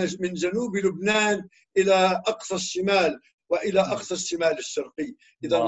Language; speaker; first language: Arabic; native; Arabic